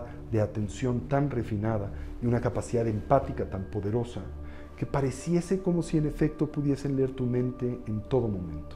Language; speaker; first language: Spanish; native; Spanish